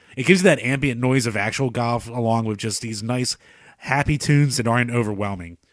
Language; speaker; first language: English; native; English